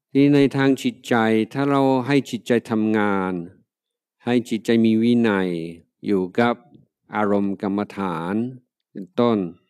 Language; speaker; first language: Thai; non-native, fluent; English